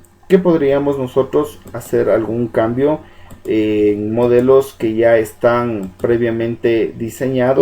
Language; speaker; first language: Spanish; native; Spanish